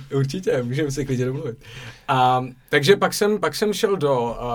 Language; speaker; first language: Czech; native; Czech